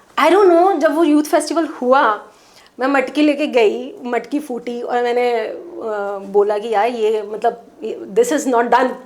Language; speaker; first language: Hindi; non-native, local second language; Punjabi